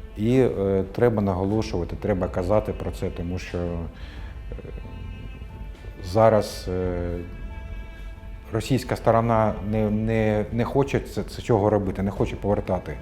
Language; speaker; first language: Ukrainian; non-native, local second language; Russian